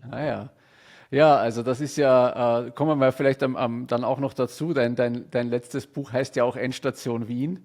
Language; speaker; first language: German; native; German